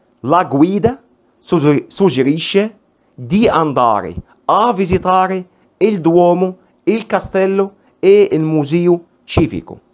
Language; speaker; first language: Italian; non-native, fluent; Arabic